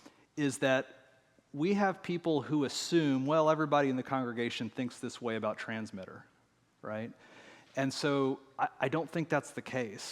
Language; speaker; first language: English; native; English